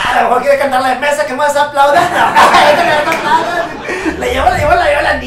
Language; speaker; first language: Spanish; native; Spanish